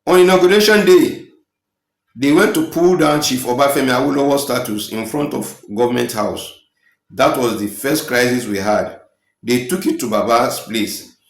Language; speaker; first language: English; non-native, local second language; Yoruba